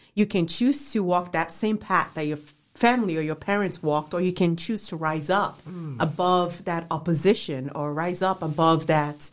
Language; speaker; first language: English; early bilingual, other home language; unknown